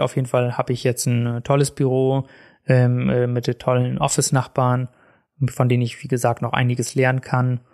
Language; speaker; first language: German; native; German